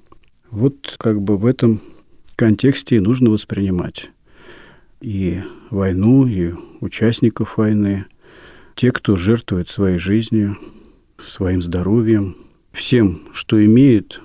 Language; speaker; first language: Russian; native; Russian